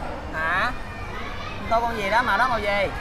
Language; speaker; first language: Vietnamese; native; Vietnamese